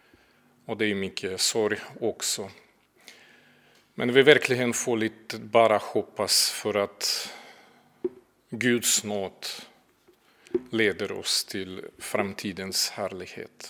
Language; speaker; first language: Swedish; non-native, fluent; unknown